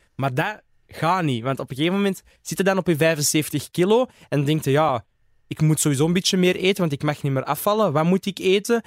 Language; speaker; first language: Dutch; early bilingual, other home language; Arabic